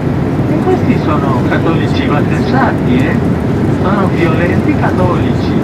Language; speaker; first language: Italian; non-native, fluent; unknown